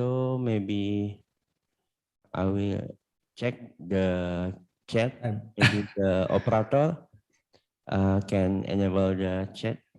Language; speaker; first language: English; non-native, learner; Indonesian